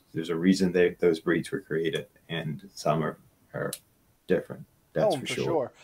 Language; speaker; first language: English; native; English